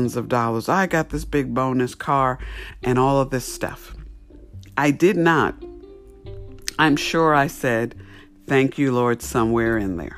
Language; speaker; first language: English; native; English